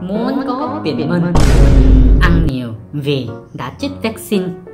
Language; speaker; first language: Vietnamese; non-native, learner; Korean